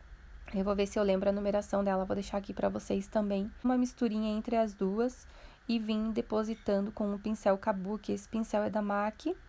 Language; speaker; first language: Portuguese; native; Portuguese